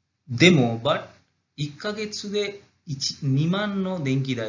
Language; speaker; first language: Japanese; non-native, fluent; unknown